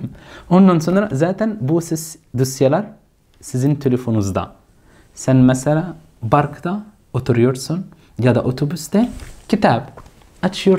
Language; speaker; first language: Turkish; non-native, fluent; Arabic